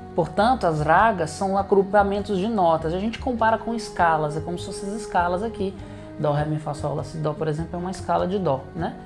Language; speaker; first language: Portuguese; native; Portuguese